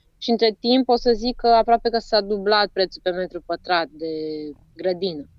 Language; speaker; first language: Romanian; native; Romanian